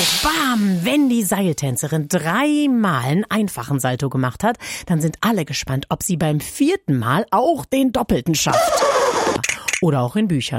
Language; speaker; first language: German; native; German